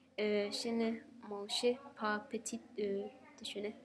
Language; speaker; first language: French; non-native, learner; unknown